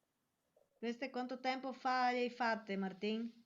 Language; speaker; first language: Italian; native; Italian